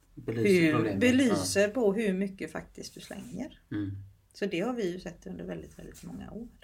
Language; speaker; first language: Swedish; native; Swedish